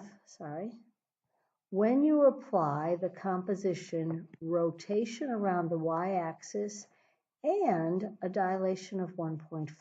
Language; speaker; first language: English; native; English